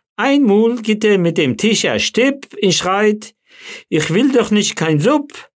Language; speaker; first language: German; non-native, local second language; Yiddish